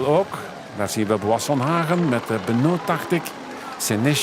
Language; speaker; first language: Dutch; native; Dutch